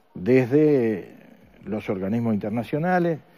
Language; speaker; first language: Spanish; native; Spanish